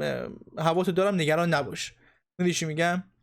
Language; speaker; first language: Persian; native; Persian